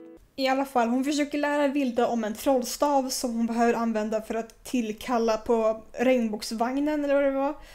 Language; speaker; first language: Swedish; native; Swedish